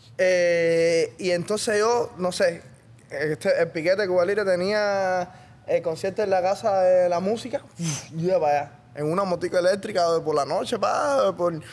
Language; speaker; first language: Spanish; native; Spanish